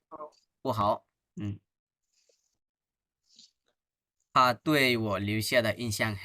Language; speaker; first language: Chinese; non-native, fluent; Bangla